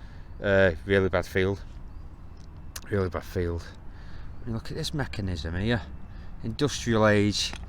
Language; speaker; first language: English; native; English